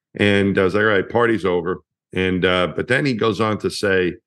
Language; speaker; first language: English; native; English